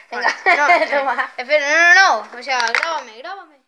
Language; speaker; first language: Spanish; native; Spanish